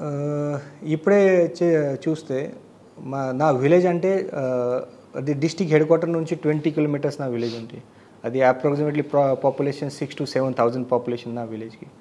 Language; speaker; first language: Telugu; non-native, learner; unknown